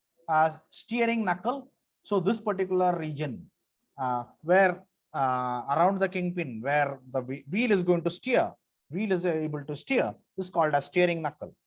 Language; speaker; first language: English; non-native, local second language; Marathi